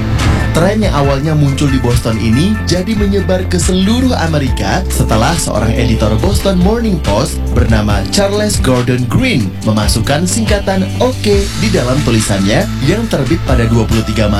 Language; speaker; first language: Indonesian; native; Indonesian